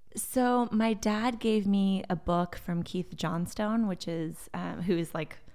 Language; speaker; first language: English; early bilingual, other home language; Portuguese